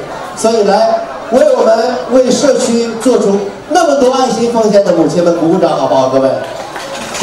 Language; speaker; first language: Chinese; native; Chinese